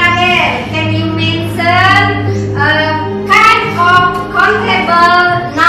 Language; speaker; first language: English; non-native, learner; Indonesian